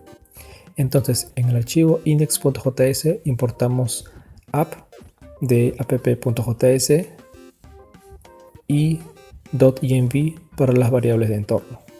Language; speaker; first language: Spanish; native; Spanish